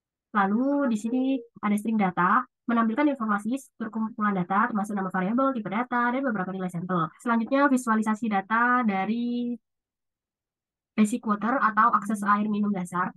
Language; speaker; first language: Indonesian; native; Indonesian